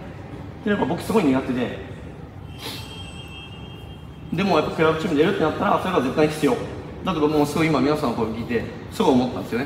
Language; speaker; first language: Japanese; native; Japanese